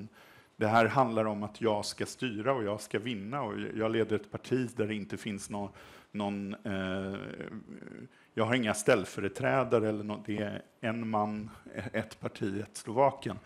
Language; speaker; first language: Swedish; native; Swedish